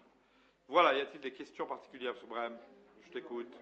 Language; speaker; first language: French; native; French